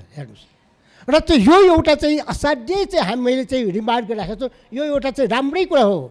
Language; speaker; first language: Nepali; non-native, local second language; Newari